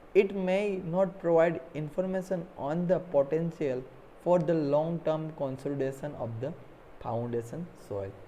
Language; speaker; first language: English; non-native, local second language; Gujarati